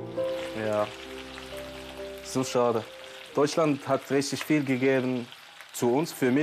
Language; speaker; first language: German; non-native, learner; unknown